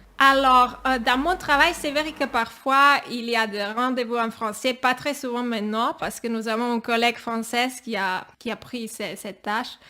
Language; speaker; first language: French; non-native, fluent; Catalan